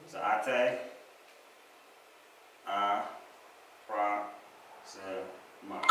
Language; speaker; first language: Portuguese; non-native, learner; English